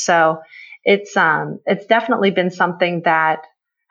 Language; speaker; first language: English; native; English